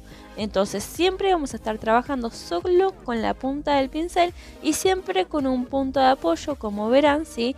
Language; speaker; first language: Spanish; native; Spanish